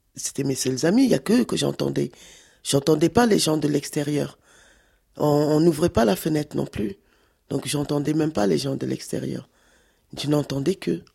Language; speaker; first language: French; early bilingual, other home language; Wolof